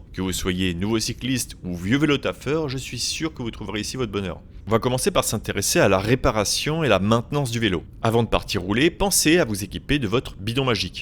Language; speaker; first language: French; native; French